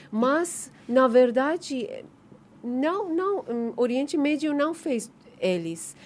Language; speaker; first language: Portuguese; non-native, learner; Persian